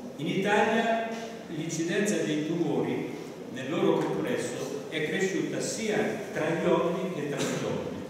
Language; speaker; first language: Italian; native; Italian